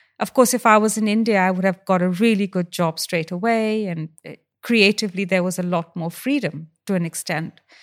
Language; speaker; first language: English; non-native, local second language; Hindi